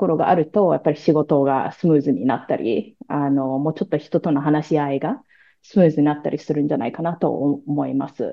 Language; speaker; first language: Japanese; non-native, fluent; Cantonese